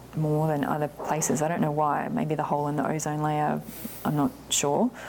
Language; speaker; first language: English; native; English